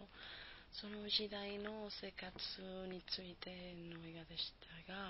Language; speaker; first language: Japanese; non-native, learner; Spanish